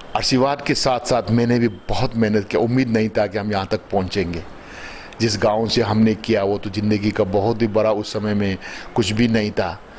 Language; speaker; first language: Hindi; non-native, local second language; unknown